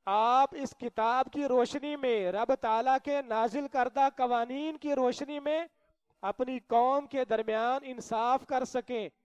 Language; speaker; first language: Urdu; non-native, local second language; Punjabi